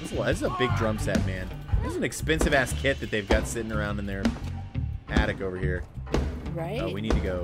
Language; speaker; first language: English; native; English